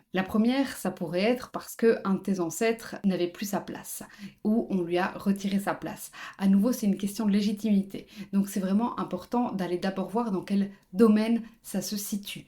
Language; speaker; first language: French; native; French